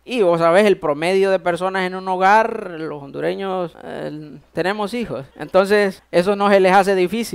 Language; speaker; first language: Spanish; native; Spanish